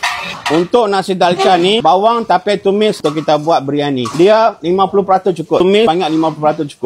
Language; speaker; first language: Malay; native; Malay